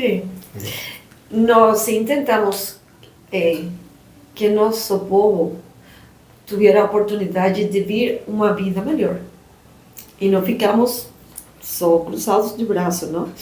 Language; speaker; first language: Portuguese; non-native, learner; Spanish